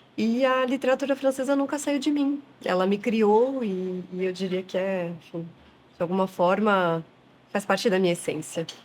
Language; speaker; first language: Portuguese; non-native, fluent; French